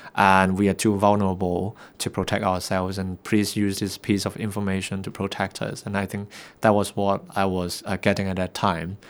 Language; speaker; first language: English; non-native, local second language; Cantonese